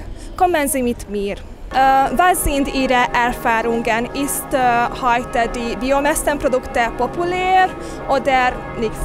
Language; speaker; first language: German; non-native, learner; Hungarian